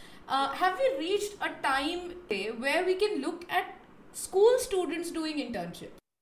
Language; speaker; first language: English; non-native, local second language; Hindi